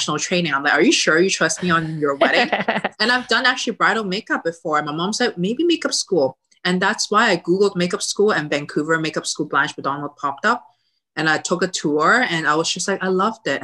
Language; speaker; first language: English; early bilingual, other home language; Cantonese